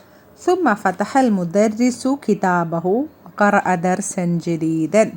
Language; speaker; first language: Arabic; non-native, fluent; Malayalam